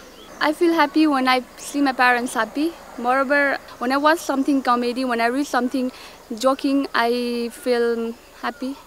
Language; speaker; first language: English; non-native, fluent; Nepali